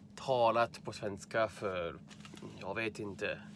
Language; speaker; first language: Swedish; non-native, learner; English